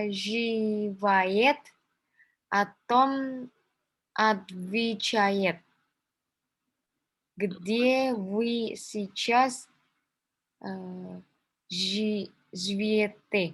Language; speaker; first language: Russian; non-native, learner; Indonesian